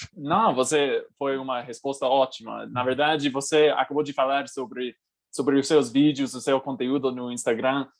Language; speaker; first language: Portuguese; non-native, fluent; English